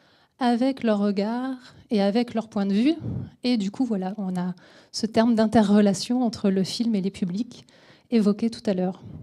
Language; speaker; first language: French; native; French